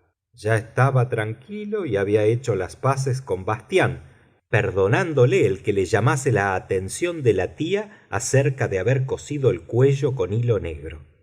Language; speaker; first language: Spanish; native; Spanish